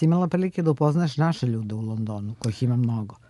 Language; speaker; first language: Serbian; native; Serbian